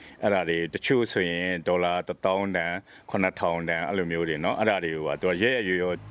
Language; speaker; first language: Burmese; native; Burmese